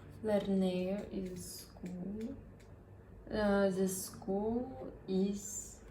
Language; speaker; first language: English; non-native, learner; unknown